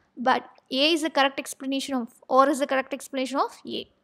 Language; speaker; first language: English; non-native, local second language; Tamil